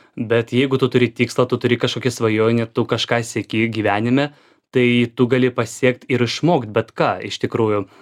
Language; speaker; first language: Lithuanian; non-native, fluent; Ukrainian